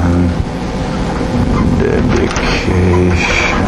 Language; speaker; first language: English; non-native, fluent; Portuguese